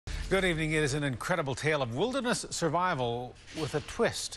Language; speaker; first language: English; native; English